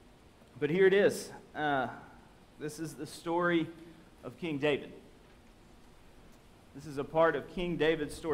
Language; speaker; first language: English; native; English